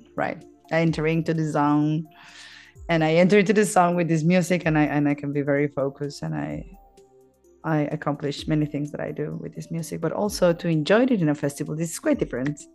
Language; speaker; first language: English; non-native, fluent; Spanish